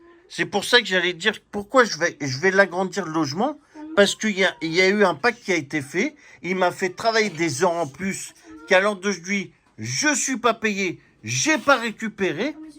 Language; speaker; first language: French; native; French